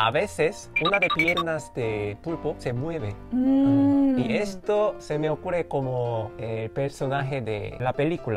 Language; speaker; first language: Spanish; non-native, fluent; Korean